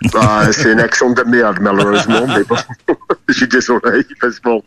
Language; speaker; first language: French; non-native, fluent; English